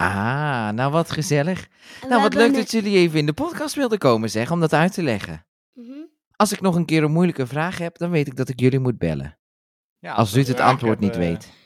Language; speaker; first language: Dutch; native; Dutch